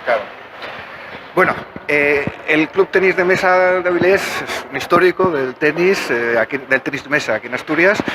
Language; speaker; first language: Spanish; native; Spanish